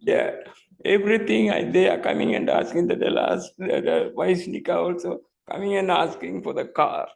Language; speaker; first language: English; non-native, local second language; Tamil